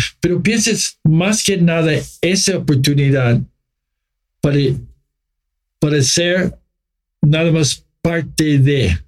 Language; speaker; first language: Spanish; non-native, fluent; English